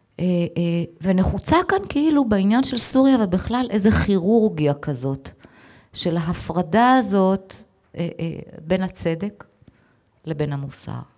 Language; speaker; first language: Hebrew; native; Hebrew